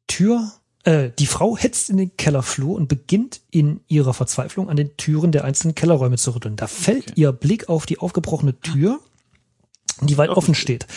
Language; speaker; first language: German; native; German